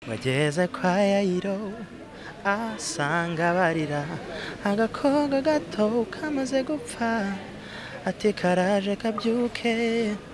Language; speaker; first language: Kinyarwanda; native; Kinyarwanda